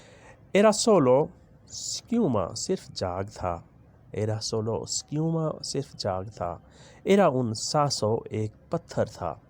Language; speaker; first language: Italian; non-native, learner; Urdu